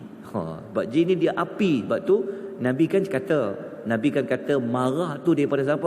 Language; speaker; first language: Malay; native; Malay